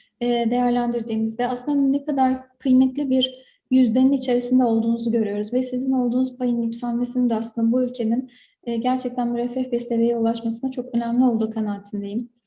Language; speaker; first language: Turkish; native; Turkish